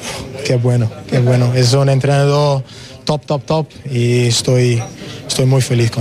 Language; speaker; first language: Spanish; non-native, learner; English